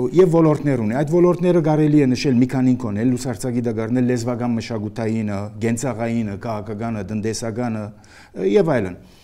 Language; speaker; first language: Armenian; early bilingual, heritage; Armenian